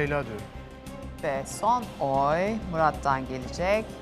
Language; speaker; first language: Turkish; native; Turkish